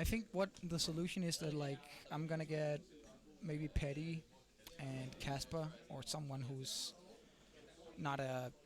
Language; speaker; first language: English; non-native, fluent; Danish